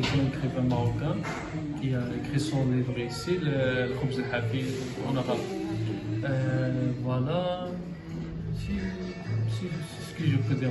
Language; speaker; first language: French; non-native, local second language; Arabic